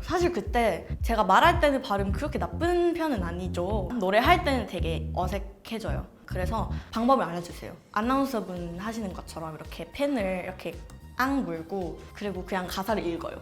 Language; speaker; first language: Korean; non-native, fluent; Thai